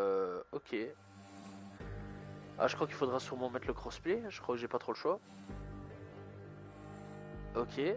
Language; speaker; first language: French; native; French